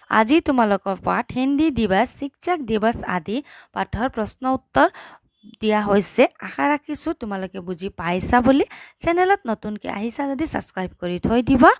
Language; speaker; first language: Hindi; non-native, local second language; Assamese